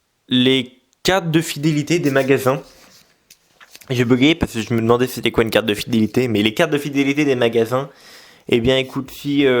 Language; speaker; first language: French; native; French